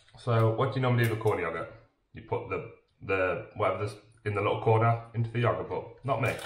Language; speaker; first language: English; native; English